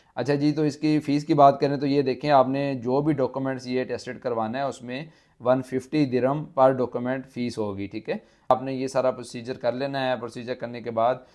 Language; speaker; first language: Urdu; non-native, local second language; Punjabi